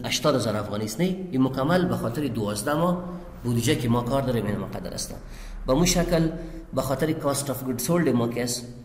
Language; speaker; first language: Persian; non-native, local second language; Pashto